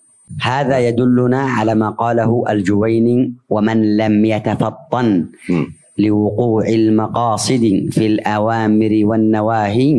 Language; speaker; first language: Arabic; native; Arabic